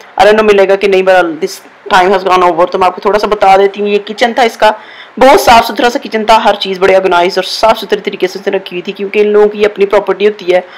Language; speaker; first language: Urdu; native; Urdu